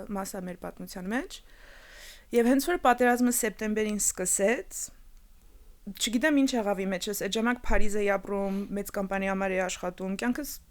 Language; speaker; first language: Armenian; early bilingual, heritage; Armenian